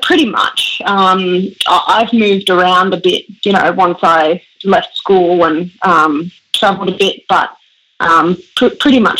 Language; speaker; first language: English; early bilingual, other home language; German